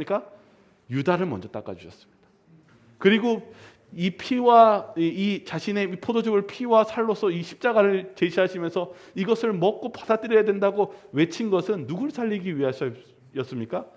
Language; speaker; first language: Korean; native; Korean